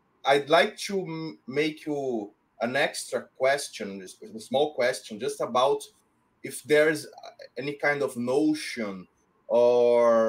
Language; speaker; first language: English; non-native, fluent; Portuguese